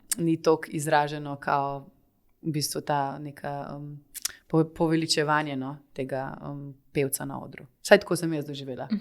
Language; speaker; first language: Slovenian; native; Slovenian